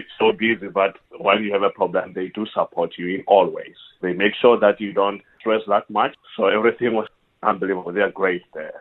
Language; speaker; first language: English; non-native, local second language; Southern Sotho